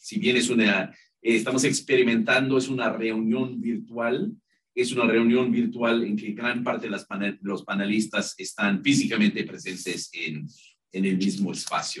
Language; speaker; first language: Spanish; non-native, fluent; English